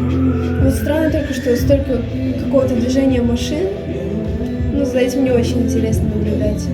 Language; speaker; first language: Russian; native; Russian